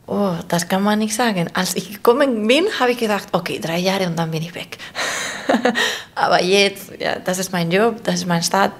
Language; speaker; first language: German; non-native, fluent; Spanish